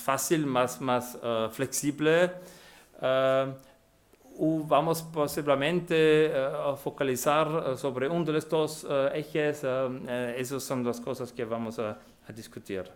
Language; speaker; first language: Spanish; non-native, fluent; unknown